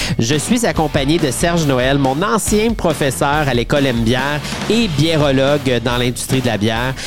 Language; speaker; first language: French; native; French